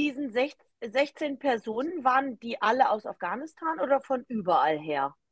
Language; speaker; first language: German; native; German